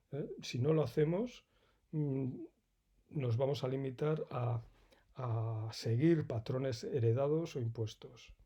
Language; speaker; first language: Spanish; native; Spanish